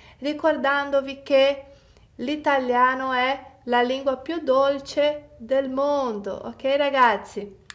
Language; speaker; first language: Italian; non-native, fluent; Portuguese